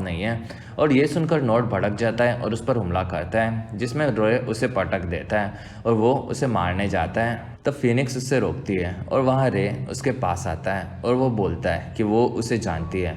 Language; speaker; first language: Hindi; native; Hindi